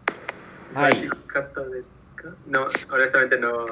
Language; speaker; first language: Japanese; non-native, learner; Spanish